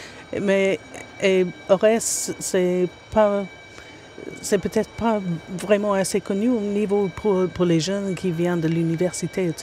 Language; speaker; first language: French; non-native, fluent; English